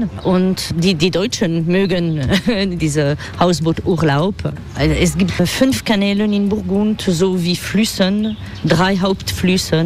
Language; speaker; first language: German; non-native, learner; French